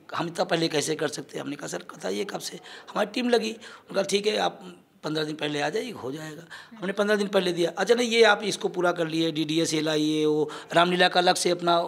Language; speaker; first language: Hindi; native; Hindi